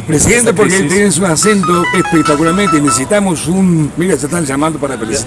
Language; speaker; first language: Spanish; native; Spanish